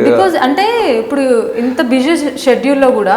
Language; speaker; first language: Telugu; native; Telugu